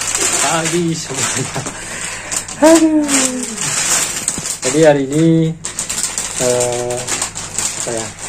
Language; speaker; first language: Indonesian; non-native, local second language; Javanese